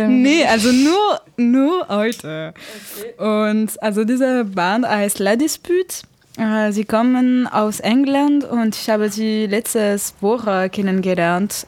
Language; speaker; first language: German; non-native, learner; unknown